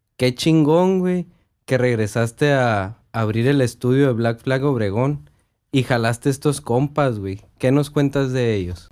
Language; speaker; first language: Spanish; native; Spanish